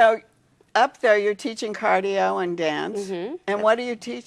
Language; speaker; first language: English; native; English